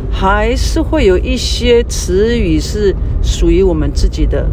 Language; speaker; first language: Chinese; non-native, local second language; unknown